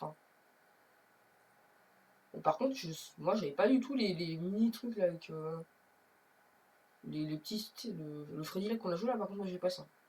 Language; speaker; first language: French; native; French